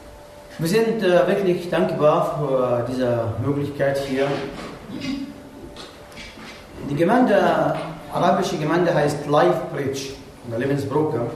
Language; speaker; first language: German; non-native, learner; Arabic